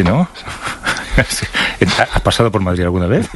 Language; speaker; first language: Spanish; native; Spanish